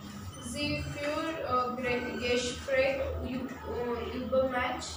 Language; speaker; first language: German; non-native, learner; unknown